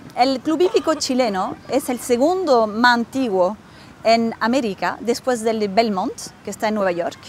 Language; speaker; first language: Spanish; non-native, fluent; French